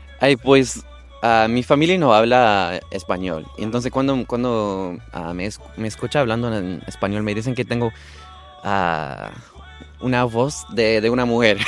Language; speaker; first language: Spanish; non-native, fluent; English